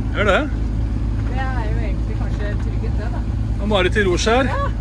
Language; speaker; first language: Norwegian; native; Norwegian